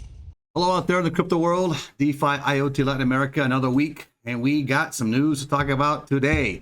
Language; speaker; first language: English; native; English